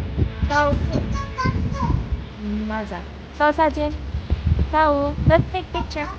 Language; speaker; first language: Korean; non-native, learner; Filipino